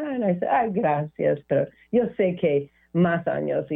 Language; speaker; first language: Spanish; non-native, learner; English